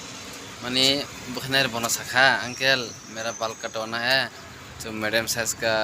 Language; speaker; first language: Hindi; non-native, local second language; Kok Borok